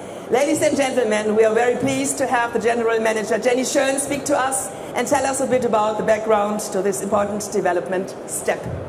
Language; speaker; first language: English; non-native, fluent; German